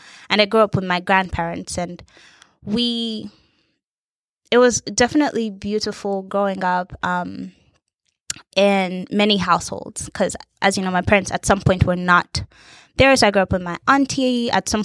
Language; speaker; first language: English; non-native, local second language; Ganda